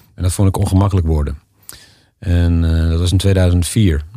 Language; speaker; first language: Dutch; native; Dutch